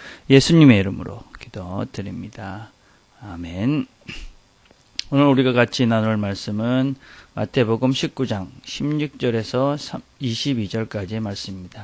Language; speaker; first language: Korean; native; Korean